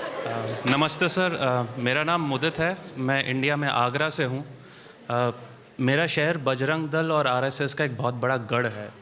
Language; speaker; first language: Hindi; native; Hindi